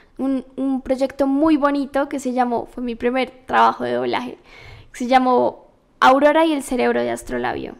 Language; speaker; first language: Spanish; native; Spanish